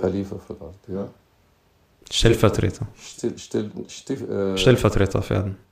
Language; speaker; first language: German; early bilingual, other home language; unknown